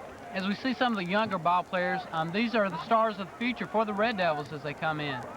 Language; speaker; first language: English; native; English